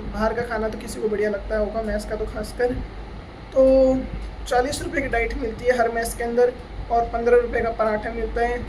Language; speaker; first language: Hindi; native; Hindi